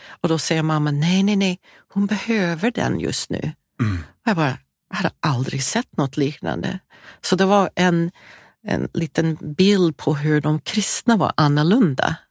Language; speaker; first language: Swedish; non-native, fluent; English